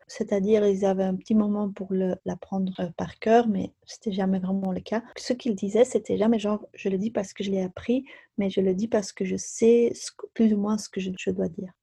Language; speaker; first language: French; non-native, local second language; Dutch